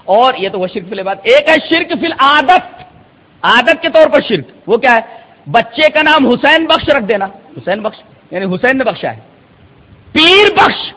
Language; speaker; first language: Urdu; native; Urdu